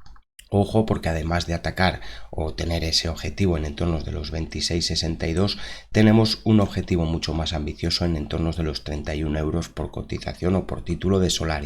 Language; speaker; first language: Spanish; native; Spanish